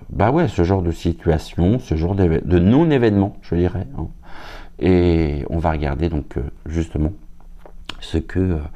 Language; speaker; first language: French; native; French